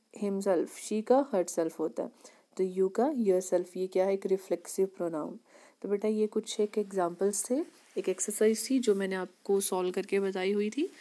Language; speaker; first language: Hindi; native; Hindi